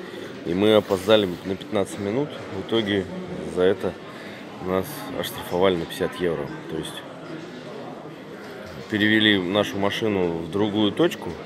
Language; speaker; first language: Russian; native; Russian